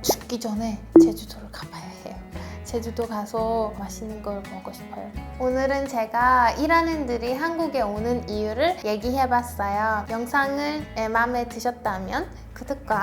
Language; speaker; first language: Korean; non-native, fluent; Persian